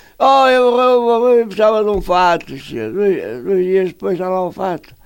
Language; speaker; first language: Portuguese; native; Portuguese